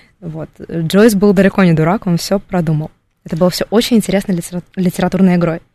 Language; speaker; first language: Russian; native; Russian